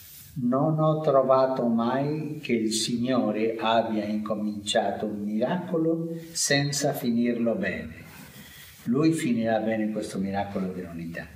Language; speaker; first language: Italian; early bilingual, heritage; Spanish